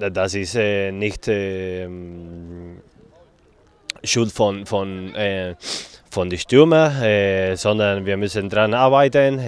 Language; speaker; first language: German; non-native, fluent; Spanish